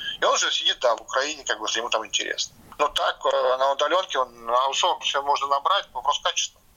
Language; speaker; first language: Russian; non-native, local second language; Latvian